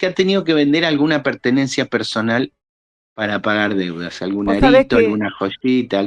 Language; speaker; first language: Spanish; native; Spanish